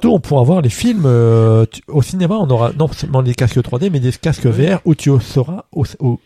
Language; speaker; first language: French; native; French